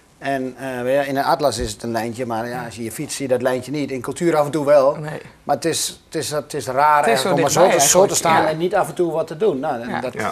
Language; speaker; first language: Dutch; native; Dutch